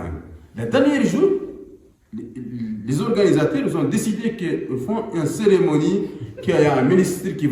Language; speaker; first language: French; non-native, local second language; Arabic